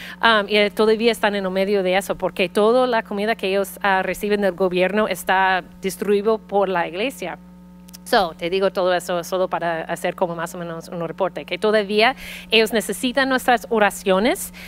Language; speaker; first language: Spanish; early bilingual, heritage; Spanish